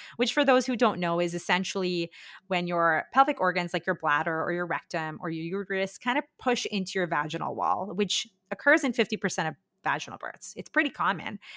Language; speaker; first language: English; early bilingual, other home language; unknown